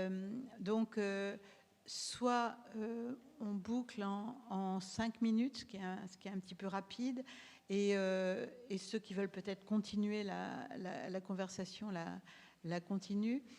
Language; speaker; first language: French; native; French